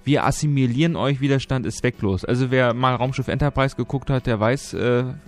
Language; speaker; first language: German; native; German